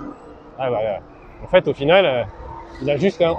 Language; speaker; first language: French; native; French